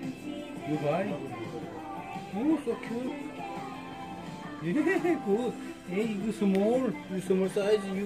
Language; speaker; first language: English; non-native, learner; Korean